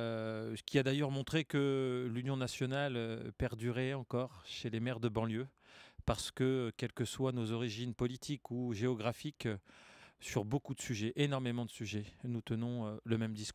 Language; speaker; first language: French; native; French